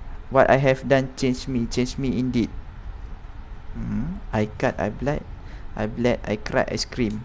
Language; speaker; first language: English; non-native, local second language; Malay